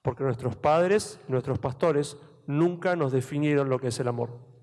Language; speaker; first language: Spanish; native; Spanish